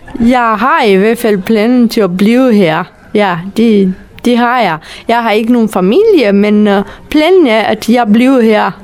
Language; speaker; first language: Danish; non-native, fluent; Romanian